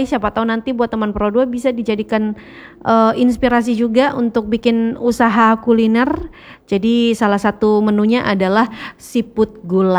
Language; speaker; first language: Indonesian; native; Indonesian